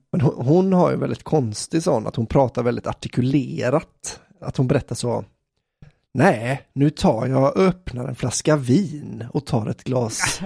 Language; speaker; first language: Swedish; native; Swedish